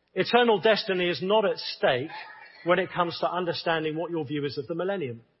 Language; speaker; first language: English; native; English